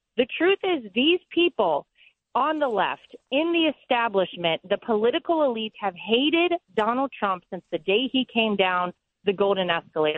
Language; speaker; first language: English; native; English